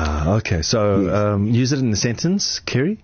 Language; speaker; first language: English; native; English